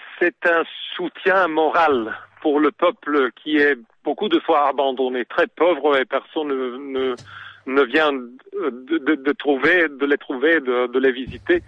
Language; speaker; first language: French; non-native, learner; Serbian